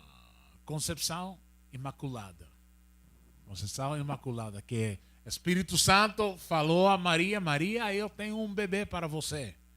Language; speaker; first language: Portuguese; non-native, learner; Spanish